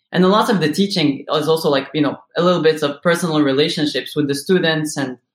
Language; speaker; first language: English; non-native, fluent; Arabic